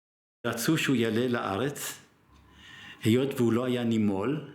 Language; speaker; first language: Hebrew; early bilingual, other home language; German